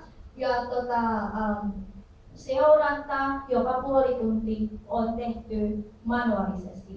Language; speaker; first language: Finnish; non-native, learner; Filipino